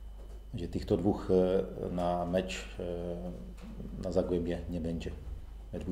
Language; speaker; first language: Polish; non-native, learner; Czech